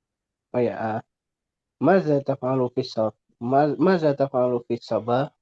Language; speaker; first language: Arabic; non-native, learner; Indonesian